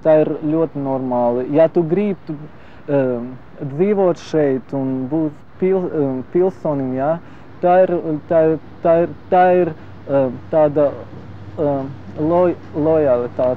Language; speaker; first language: Latvian; non-native, local second language; Russian